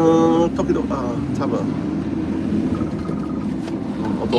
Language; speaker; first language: Japanese; non-native, learner; English